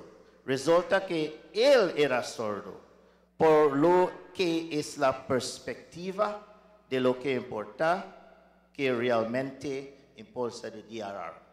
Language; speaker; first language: Spanish; non-native, learner; English